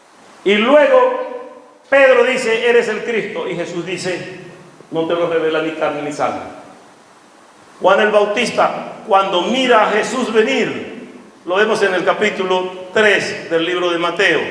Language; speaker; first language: Spanish; native; Spanish